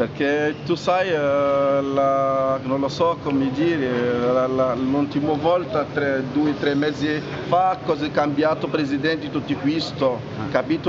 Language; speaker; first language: Italian; non-native, learner; Arabic